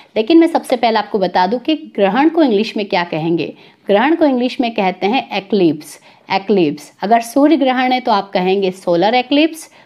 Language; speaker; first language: Hindi; native; Hindi